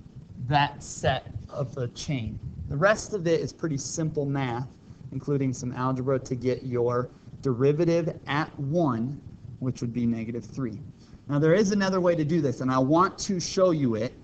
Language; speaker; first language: English; native; English